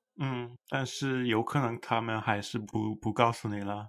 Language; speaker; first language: Chinese; early bilingual, heritage; Chinese